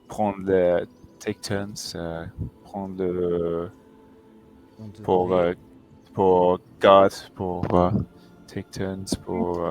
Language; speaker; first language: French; non-native, learner; English